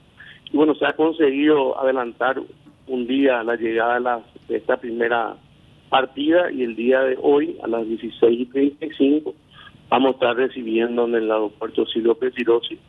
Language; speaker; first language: Spanish; native; Spanish